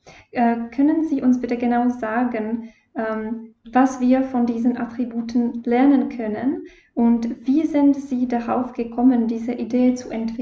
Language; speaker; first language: German; non-native, fluent; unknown